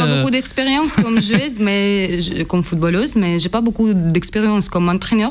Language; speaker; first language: French; non-native, learner; Russian